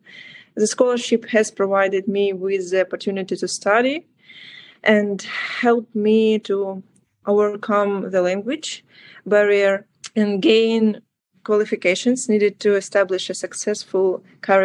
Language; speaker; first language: English; non-native, learner; Ukrainian